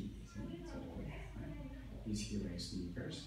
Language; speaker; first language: English; non-native, fluent; Vietnamese